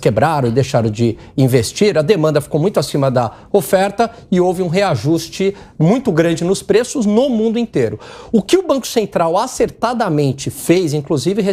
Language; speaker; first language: Portuguese; native; Portuguese